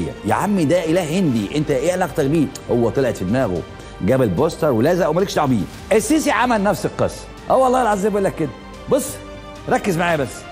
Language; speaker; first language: Arabic; native; Arabic